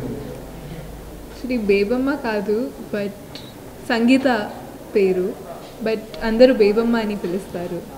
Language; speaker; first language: Telugu; non-native, fluent; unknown